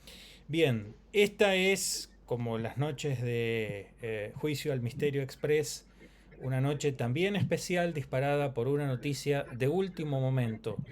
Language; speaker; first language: Spanish; native; Spanish